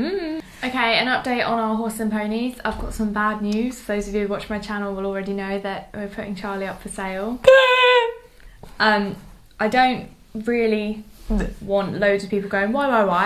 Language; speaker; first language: English; native; English